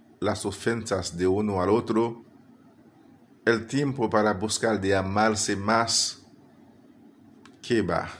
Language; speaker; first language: Spanish; non-native, fluent; Haitian Creole